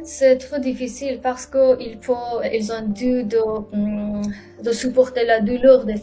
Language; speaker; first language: French; non-native, learner; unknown